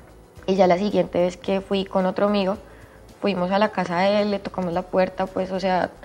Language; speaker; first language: Spanish; native; Spanish